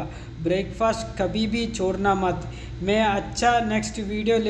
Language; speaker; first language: Hindi; non-native, local second language; Malayalam